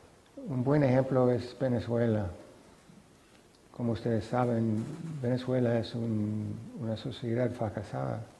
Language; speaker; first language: Spanish; non-native, fluent; English